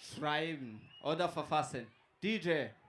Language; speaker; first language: German; non-native, fluent; Kinyarwanda